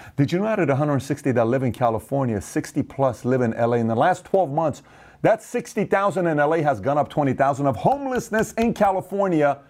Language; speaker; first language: English; native; English